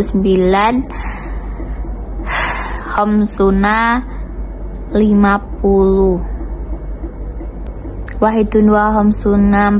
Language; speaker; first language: Arabic; non-native, learner; Indonesian